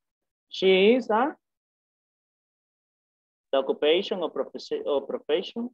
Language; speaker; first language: English; non-native, fluent; Spanish